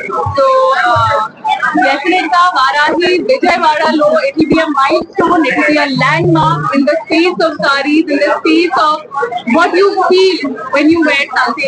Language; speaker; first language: Telugu; non-native, local second language; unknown